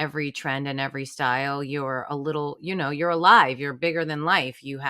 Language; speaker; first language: English; native; English